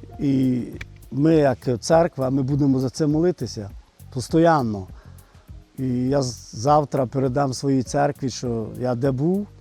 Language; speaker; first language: Ukrainian; non-native, local second language; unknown